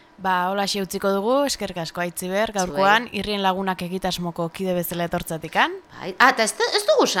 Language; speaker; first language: Basque; native; Basque